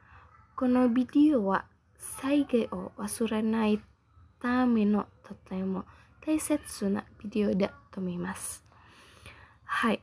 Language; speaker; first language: Japanese; non-native, learner; Indonesian